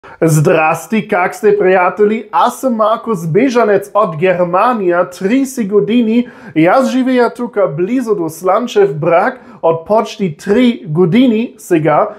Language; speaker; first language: Bulgarian; non-native, learner; German